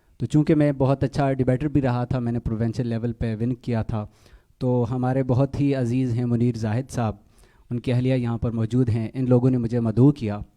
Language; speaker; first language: Urdu; non-native, local second language; Gujari